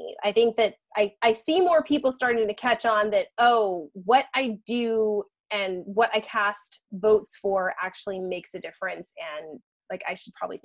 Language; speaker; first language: English; native; English